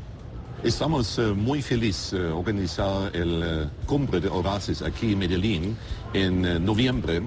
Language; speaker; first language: Spanish; non-native, learner; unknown